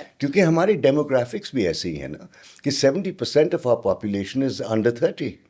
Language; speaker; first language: Urdu; native; Urdu